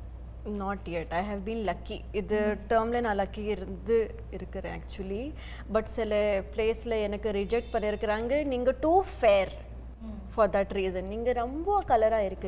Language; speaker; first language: Tamil; non-native, learner; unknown